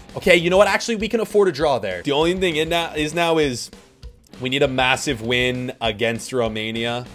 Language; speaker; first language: English; native; English